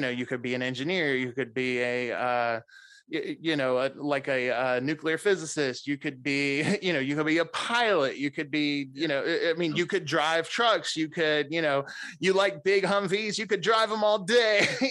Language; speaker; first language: English; native; English